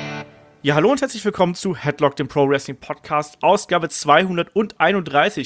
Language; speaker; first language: German; native; German